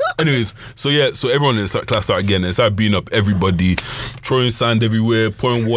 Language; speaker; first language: English; non-native, local second language; Yoruba